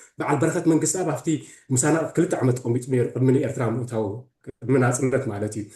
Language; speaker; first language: Tigrinya; early bilingual, heritage; Tigrinya